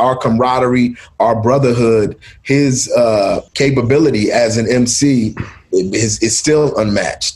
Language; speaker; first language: English; native; English